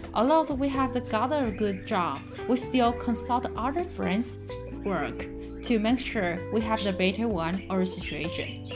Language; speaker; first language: English; non-native, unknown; Chinese